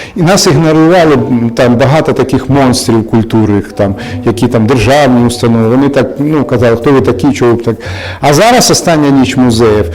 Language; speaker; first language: Ukrainian; non-native, local second language; Russian